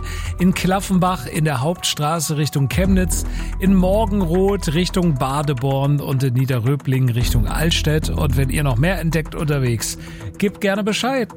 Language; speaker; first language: German; native; German